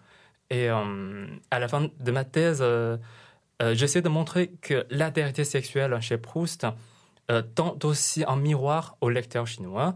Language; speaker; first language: French; non-native, fluent; Chinese